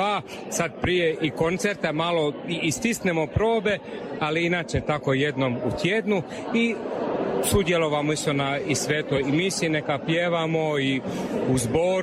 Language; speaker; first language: Croatian; non-native, fluent; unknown